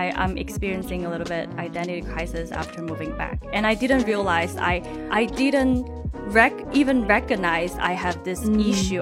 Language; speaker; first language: English; non-native, fluent; Chinese